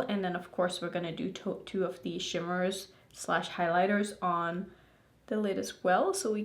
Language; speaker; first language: English; native; English